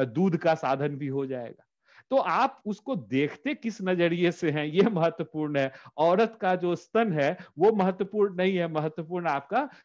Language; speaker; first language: Hindi; native; Hindi